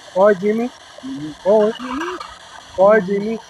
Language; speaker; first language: French; native; French